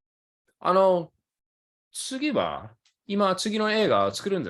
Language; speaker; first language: Japanese; early bilingual, other home language; English